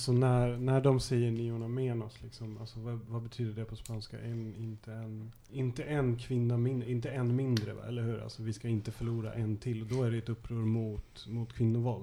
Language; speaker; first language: Swedish; native; Swedish